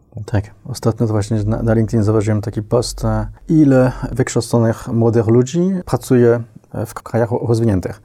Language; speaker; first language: Polish; non-native, fluent; French